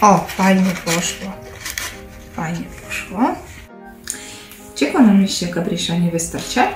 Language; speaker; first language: Polish; non-native, learner; Ukrainian